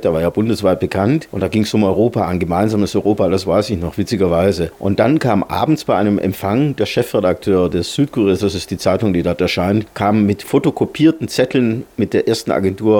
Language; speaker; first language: German; native; German